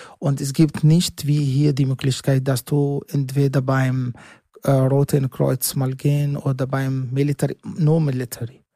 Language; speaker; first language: German; non-native, learner; Arabic